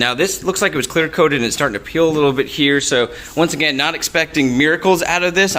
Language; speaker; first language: English; native; English